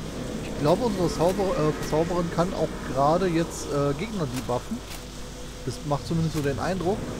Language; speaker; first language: German; native; German